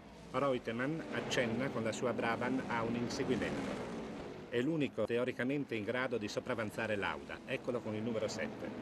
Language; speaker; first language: Italian; native; Italian